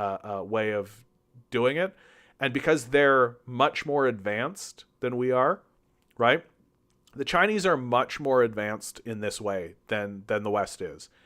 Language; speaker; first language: English; native; English